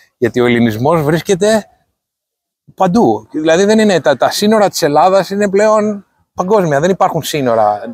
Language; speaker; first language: Greek; native; Greek